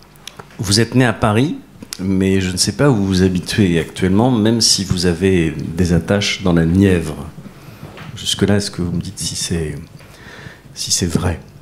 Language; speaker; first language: French; native; French